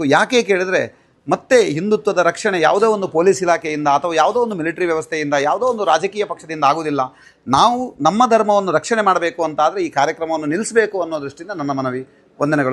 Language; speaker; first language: Kannada; native; Kannada